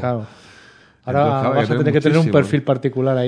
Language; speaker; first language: Spanish; native; Spanish